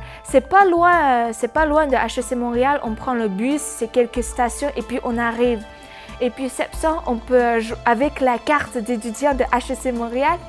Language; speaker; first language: French; non-native, learner; Chinese